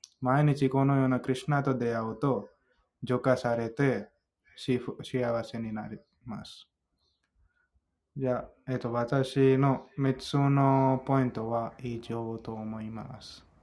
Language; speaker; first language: Japanese; non-native, fluent; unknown